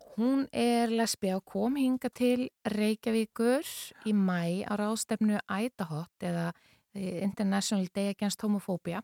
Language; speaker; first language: Icelandic; native; Icelandic